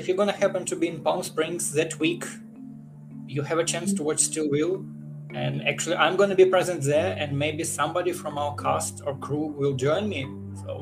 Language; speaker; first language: English; non-native, fluent; Ukrainian